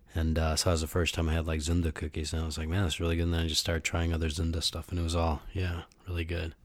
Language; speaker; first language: English; native; English